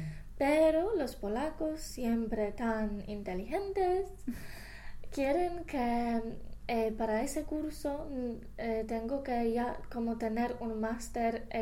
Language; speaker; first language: Spanish; non-native, fluent; English